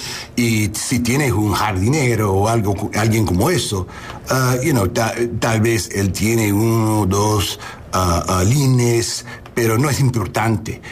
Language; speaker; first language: Spanish; non-native, learner; English